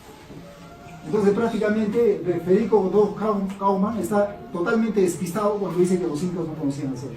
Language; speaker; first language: Spanish; native; Spanish